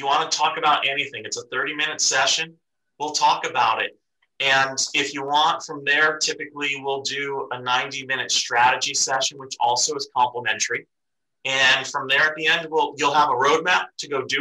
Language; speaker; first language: English; native; English